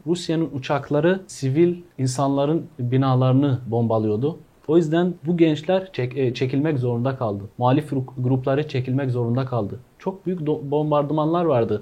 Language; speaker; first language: Turkish; non-native, fluent; Arabic